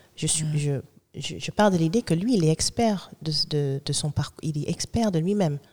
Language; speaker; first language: French; non-native, fluent; English